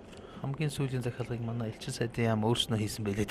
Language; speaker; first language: Mongolian; native; Mongolian